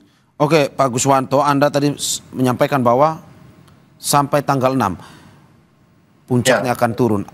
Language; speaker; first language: Indonesian; native; Indonesian